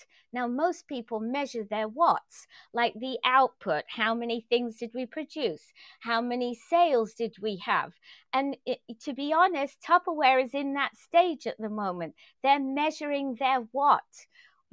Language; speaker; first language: English; native; English